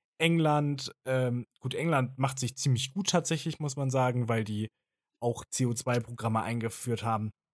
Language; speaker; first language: German; native; German